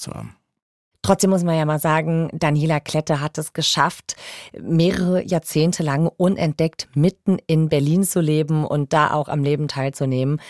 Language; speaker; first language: German; native; German